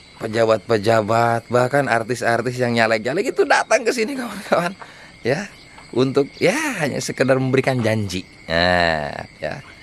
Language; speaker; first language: Indonesian; non-native, local second language; Sundanese